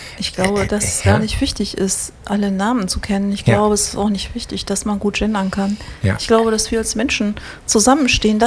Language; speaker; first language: German; native; German